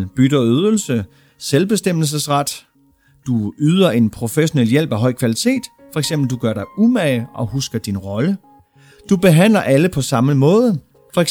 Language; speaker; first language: Danish; native; Danish